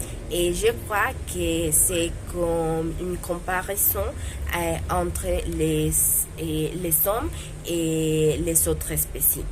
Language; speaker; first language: French; non-native, learner; Spanish